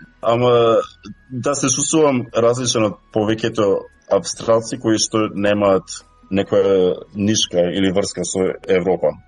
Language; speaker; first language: Macedonian; native; Macedonian